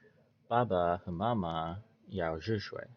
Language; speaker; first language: Chinese; non-native, learner; English